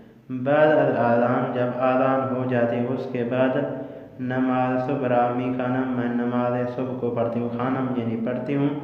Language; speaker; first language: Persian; non-native, fluent; Urdu